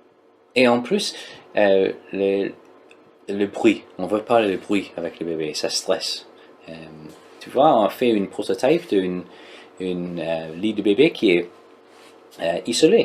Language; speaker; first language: French; non-native, learner; English